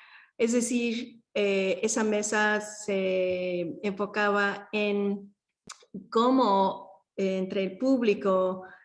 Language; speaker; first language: Spanish; early bilingual, heritage; Spanish